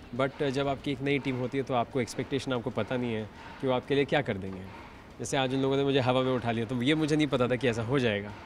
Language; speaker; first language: Hindi; native; Hindi